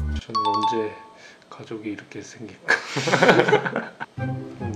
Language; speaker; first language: Korean; native; Korean